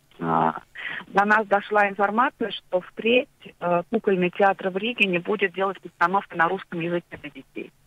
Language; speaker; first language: Russian; native; Russian